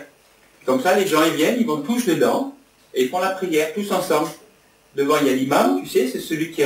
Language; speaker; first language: French; native; French